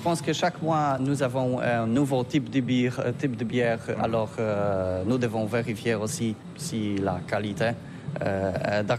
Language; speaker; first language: French; non-native, learner; Polish